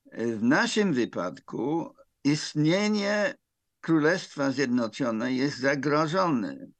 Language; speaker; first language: Polish; non-native, fluent; English